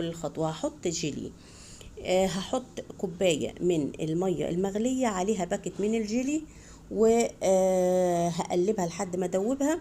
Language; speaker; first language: Arabic; native; Arabic